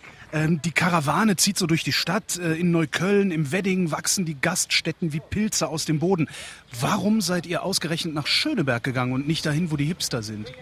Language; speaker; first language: German; native; German